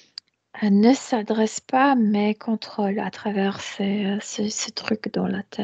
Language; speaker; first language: French; non-native, fluent; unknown